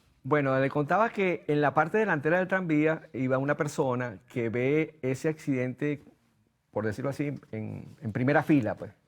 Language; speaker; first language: Spanish; native; Spanish